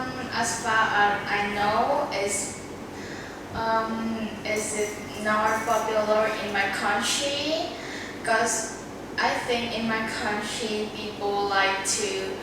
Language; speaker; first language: English; non-native, learner; Vietnamese